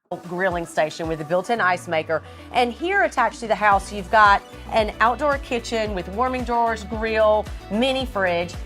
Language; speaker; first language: English; native; English